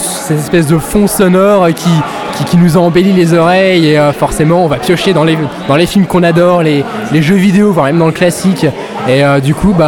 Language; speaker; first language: French; native; French